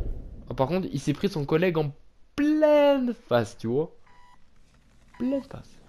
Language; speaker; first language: French; native; French